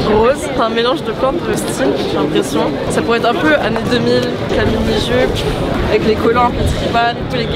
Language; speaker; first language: French; native; French